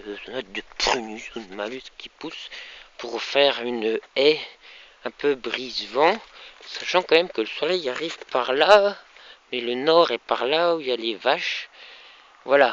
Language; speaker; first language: French; native; French